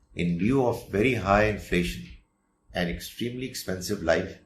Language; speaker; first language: English; non-native, local second language; Urdu